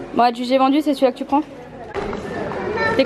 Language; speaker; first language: French; native; French